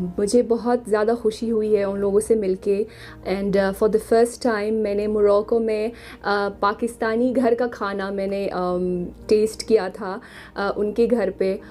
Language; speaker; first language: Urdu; non-native, fluent; Arabic